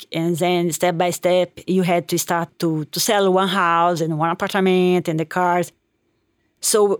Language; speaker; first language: English; non-native, fluent; Portuguese